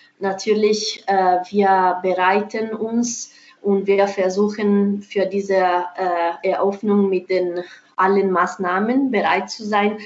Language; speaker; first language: German; non-native, fluent; Italian